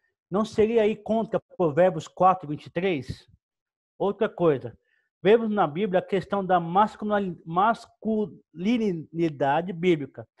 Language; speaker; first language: Portuguese; native; Portuguese